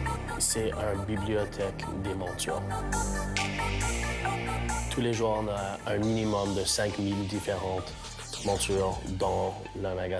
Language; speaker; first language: French; non-native, local second language; English